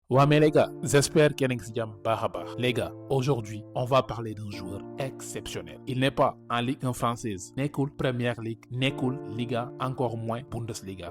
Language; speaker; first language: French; non-native, local second language; Wolof